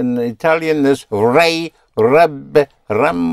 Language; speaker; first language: Italian; non-native, fluent; English